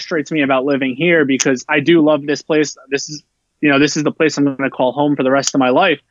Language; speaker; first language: English; native; English